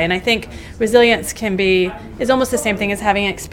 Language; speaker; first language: English; native; English